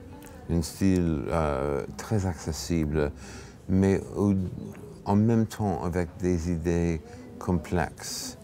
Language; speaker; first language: French; non-native, fluent; English